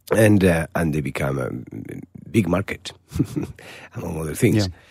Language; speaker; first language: English; non-native, fluent; Spanish